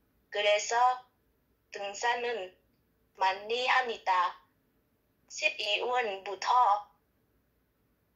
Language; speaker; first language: Korean; non-native, learner; Vietnamese